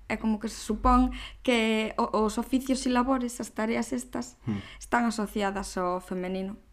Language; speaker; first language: Galician; native; Galician